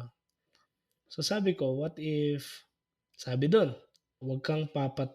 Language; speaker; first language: Filipino; native; Filipino